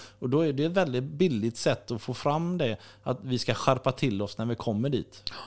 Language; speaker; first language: Swedish; native; Swedish